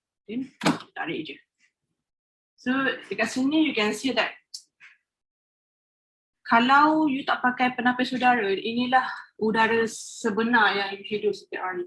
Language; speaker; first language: Malay; native; Malay